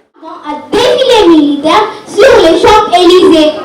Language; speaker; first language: French; non-native, learner; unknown